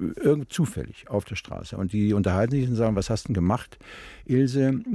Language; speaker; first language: German; native; German